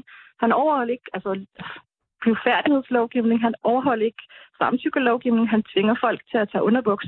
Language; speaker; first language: Danish; native; Danish